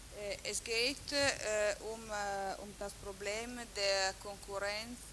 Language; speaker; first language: German; non-native, fluent; Italian